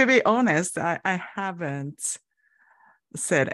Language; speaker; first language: English; non-native, fluent; Japanese